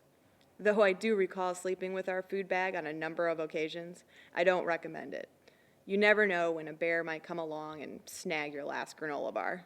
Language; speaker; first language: English; native; English